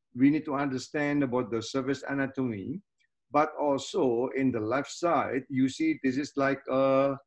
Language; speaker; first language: English; non-native, fluent; Indonesian